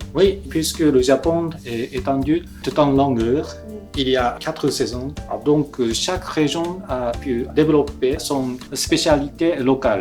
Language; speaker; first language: French; non-native, fluent; Japanese